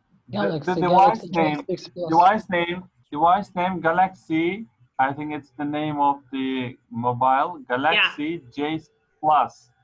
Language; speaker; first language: English; non-native, fluent; Arabic